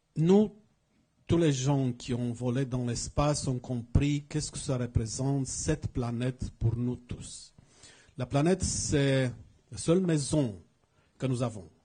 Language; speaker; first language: French; non-native, fluent; Romanian